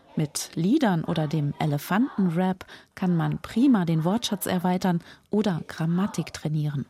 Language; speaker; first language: German; native; German